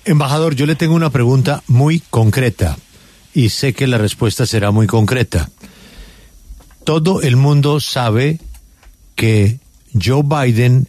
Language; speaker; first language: Spanish; native; Spanish